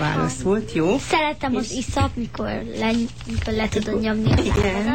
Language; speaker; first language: Hungarian; early bilingual, heritage; Hungarian